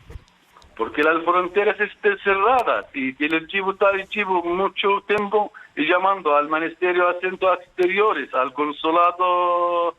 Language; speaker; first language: Spanish; non-native, fluent; Arabic